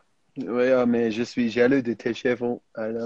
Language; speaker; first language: French; non-native, fluent; English